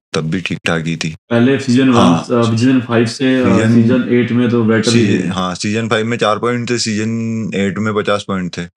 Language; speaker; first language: Hindi; native; Hindi